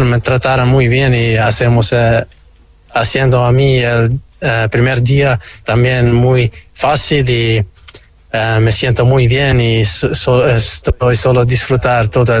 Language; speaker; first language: Spanish; early bilingual, heritage; Spanish